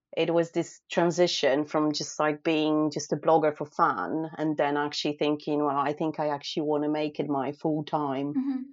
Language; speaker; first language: English; non-native, fluent; Polish